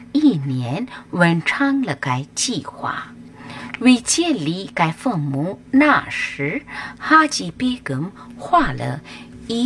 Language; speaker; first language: Chinese; non-native, learner; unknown